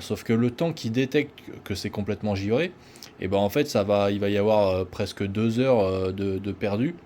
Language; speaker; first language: French; native; French